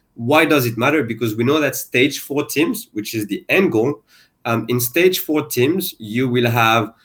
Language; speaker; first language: English; non-native, fluent; French